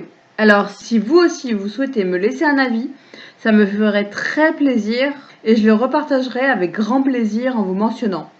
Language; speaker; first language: French; native; French